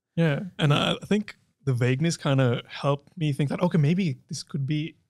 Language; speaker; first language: English; non-native, local second language; Hindi